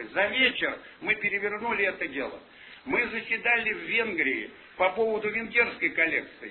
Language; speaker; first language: Russian; native; Russian